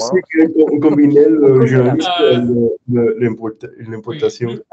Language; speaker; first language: French; non-native, learner; English